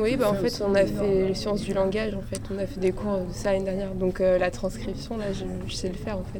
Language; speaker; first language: French; native; French